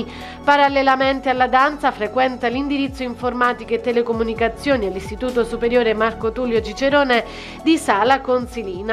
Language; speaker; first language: Italian; native; Italian